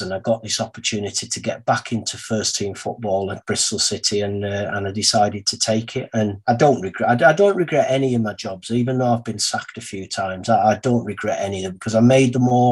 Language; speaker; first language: English; native; English